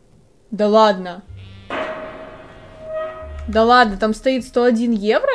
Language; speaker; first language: Russian; native; Russian